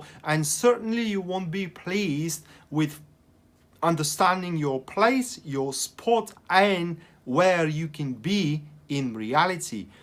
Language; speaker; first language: English; non-native, fluent; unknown